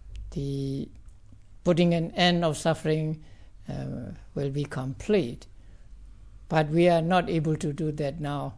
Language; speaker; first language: English; non-native, fluent; Burmese